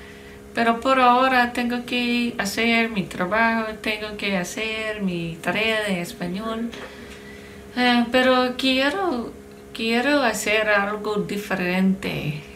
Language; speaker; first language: Spanish; non-native, learner; English